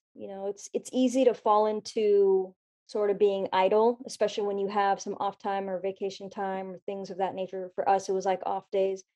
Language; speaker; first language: English; native; English